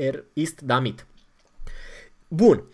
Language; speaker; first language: German; non-native, fluent; Romanian